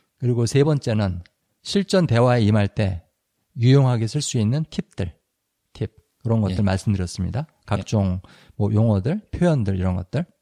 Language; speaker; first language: Korean; native; Korean